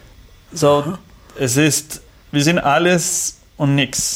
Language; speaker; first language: German; non-native, learner; Spanish